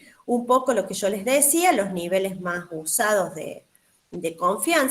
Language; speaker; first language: Spanish; native; Spanish